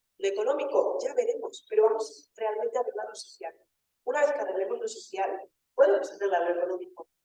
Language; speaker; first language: Spanish; early bilingual, other home language; Wolof